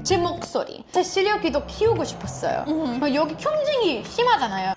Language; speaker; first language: Korean; non-native, fluent; English